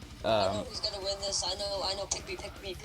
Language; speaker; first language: English; native; English